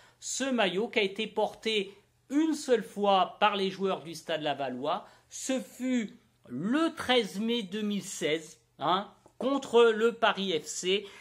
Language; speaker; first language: French; native; French